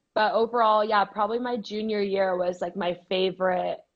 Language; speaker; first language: English; native; English